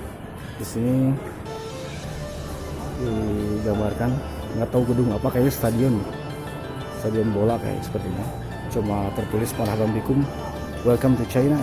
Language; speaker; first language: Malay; non-native, local second language; Sundanese